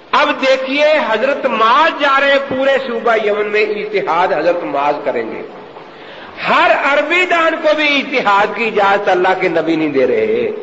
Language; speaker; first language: Urdu; non-native, local second language; Punjabi